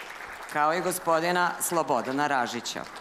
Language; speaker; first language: Serbian; native; Serbian